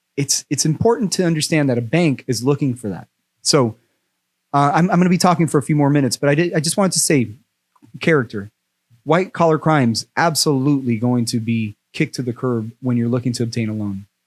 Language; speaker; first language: English; native; English